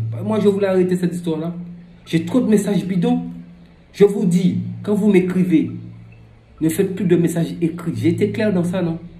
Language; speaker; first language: French; non-native, local second language; Fon